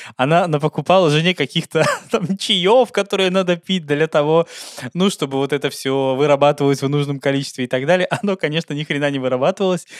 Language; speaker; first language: Russian; native; Russian